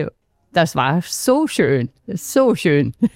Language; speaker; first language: German; non-native, fluent; Danish